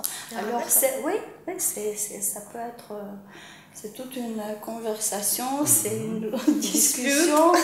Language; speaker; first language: French; non-native, fluent; Ukrainian